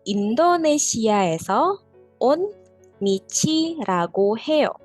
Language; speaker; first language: Korean; non-native, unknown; Indonesian